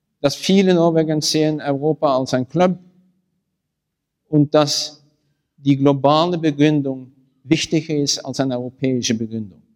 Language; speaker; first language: German; non-native, learner; Norwegian